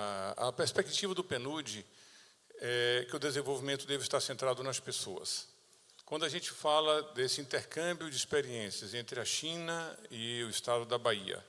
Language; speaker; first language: Portuguese; native; Portuguese